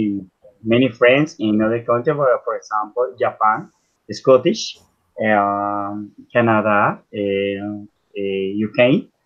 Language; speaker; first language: English; non-native, learner; Spanish